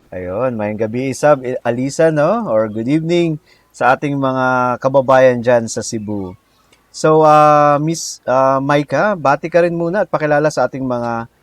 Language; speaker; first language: Filipino; non-native, local second language; Cebuano